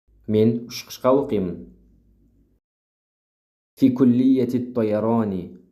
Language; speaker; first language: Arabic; non-native, fluent; Kazakh